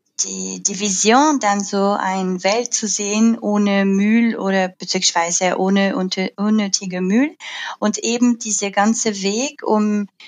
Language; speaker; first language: German; non-native, fluent; French